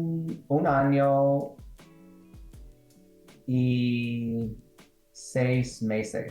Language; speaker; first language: Spanish; non-native, learner; English